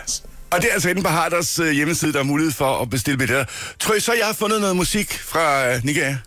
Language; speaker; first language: Danish; native; Danish